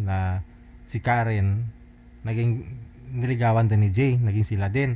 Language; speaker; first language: Filipino; native; Filipino